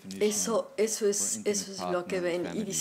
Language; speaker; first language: Spanish; non-native, learner; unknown